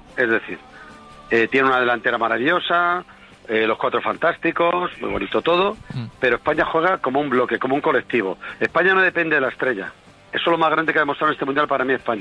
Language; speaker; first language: Spanish; native; Spanish